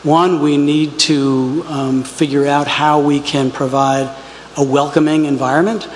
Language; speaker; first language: English; native; English